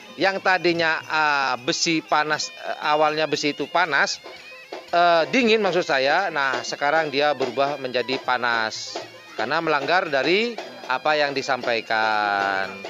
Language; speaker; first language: Indonesian; non-native, local second language; Madurese